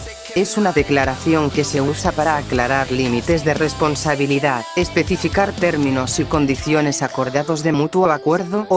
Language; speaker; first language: Spanish; native; Spanish